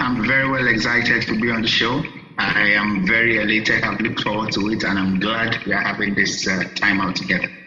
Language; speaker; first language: English; non-native, local second language; Yoruba